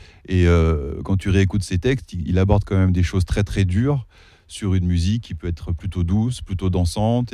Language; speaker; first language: French; early bilingual, other home language; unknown